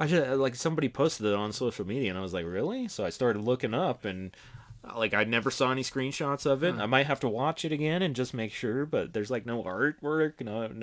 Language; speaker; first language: English; native; English